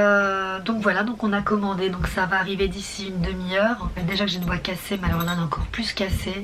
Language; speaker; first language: French; native; French